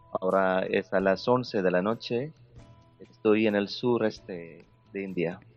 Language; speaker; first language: Spanish; non-native, fluent; Malayalam